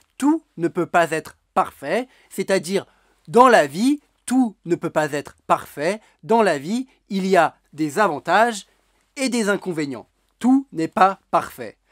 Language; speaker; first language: French; native; French